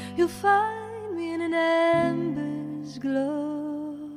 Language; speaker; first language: English; native; English